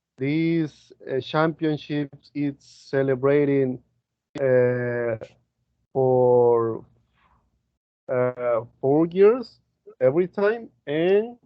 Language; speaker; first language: English; non-native, learner; Spanish